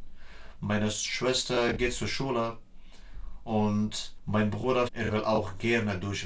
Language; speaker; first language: German; non-native, learner; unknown